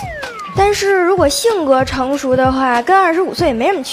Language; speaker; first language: Chinese; native; Chinese